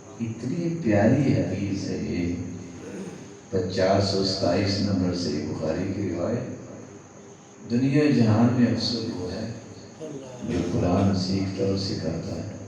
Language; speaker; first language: Urdu; non-native, local second language; Punjabi